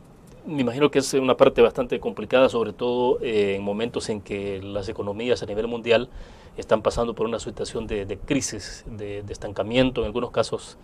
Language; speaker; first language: Spanish; native; Spanish